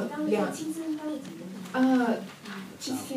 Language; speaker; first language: Chinese; non-native, learner; Japanese